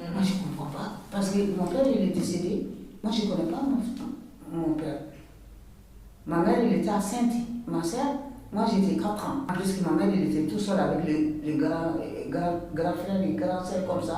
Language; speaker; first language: French; non-native, learner; Bambara